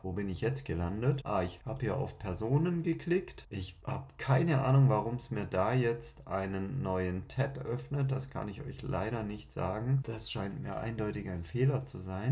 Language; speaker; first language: German; native; German